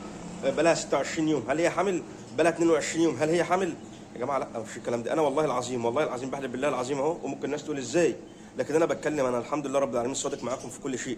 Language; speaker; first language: Arabic; native; Arabic